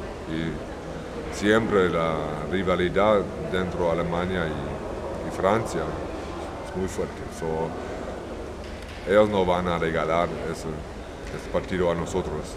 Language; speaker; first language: Spanish; non-native, learner; German